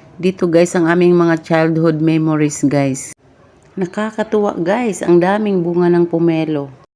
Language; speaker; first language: Filipino; non-native, local second language; Cebuano